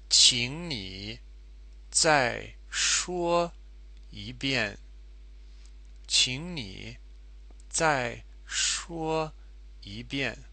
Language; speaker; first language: Chinese; non-native, fluent; English